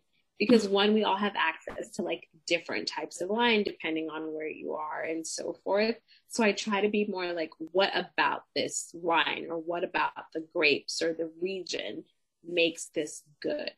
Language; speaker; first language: English; native; English